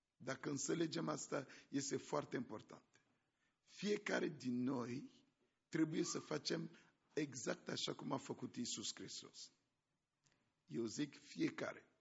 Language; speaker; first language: Romanian; non-native, fluent; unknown